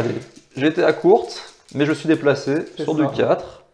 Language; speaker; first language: French; native; French